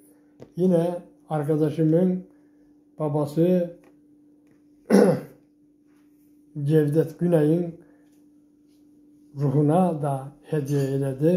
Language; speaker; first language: Turkish; native; Turkish